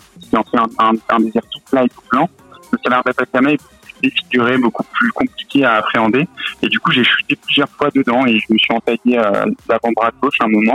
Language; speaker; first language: French; native; French